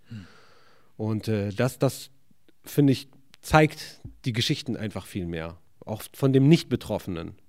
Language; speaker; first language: German; early bilingual, other home language; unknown